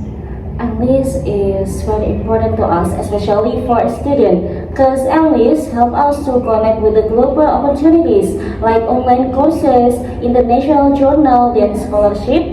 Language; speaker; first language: English; non-native, learner; Indonesian